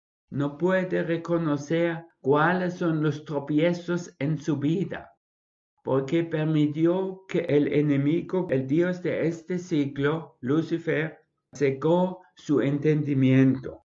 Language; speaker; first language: Spanish; non-native, fluent; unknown